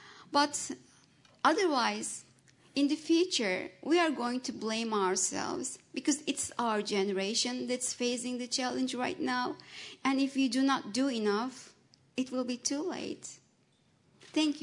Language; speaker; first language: English; non-native, fluent; Turkish